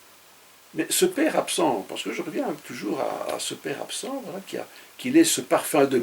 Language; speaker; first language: French; native; French